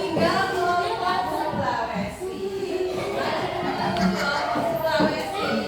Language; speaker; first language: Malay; non-native, local second language; Javanese